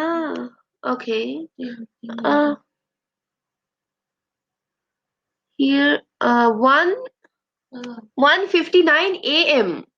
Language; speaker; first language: English; non-native, learner; Urdu